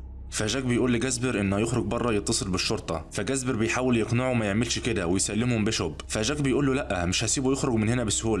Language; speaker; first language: Arabic; native; Arabic